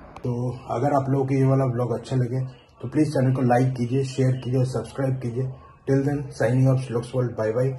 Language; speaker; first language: Hindi; non-native, local second language; Bangla